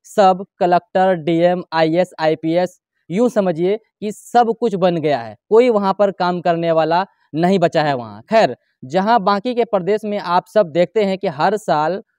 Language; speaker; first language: Hindi; native; Hindi